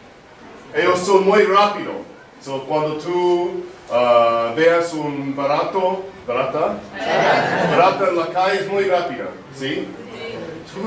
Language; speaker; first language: Spanish; non-native, learner; English